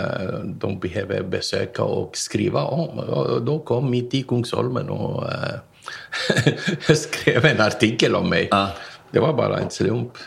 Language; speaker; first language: Swedish; non-native, fluent; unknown